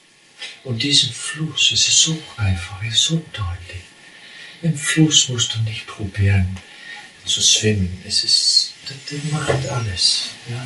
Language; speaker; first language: German; non-native, learner; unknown